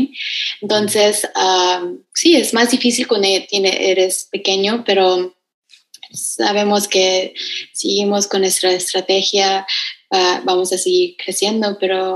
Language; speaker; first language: Spanish; early bilingual, heritage; Spanish